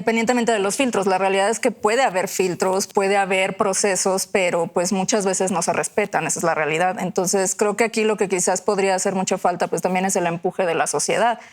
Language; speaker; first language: Spanish; native; Spanish